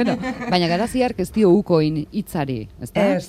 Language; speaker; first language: Basque; native; Basque